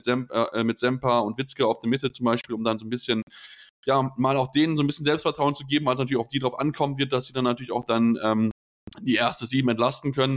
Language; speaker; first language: German; native; German